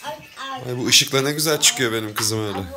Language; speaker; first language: Turkish; native; Turkish